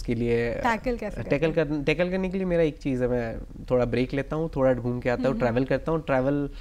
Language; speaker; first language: Hindi; native; Hindi